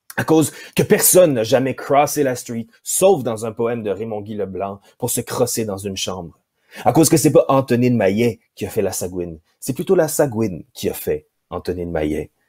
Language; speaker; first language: French; native; French